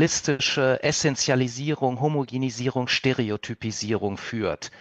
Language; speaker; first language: German; native; German